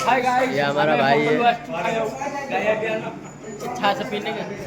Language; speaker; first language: Hindi; non-native, local second language; Odia